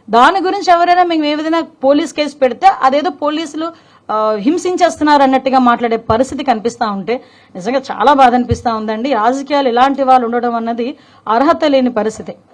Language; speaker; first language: Telugu; native; Telugu